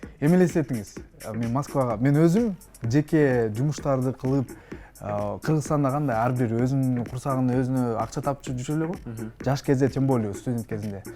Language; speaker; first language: Kyrgyz; native; Kyrgyz